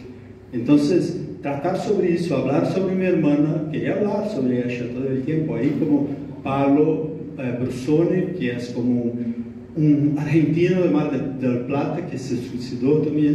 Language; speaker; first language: Spanish; non-native, learner; Portuguese